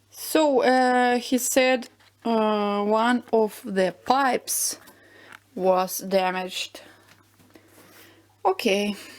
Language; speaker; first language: English; non-native, learner; Russian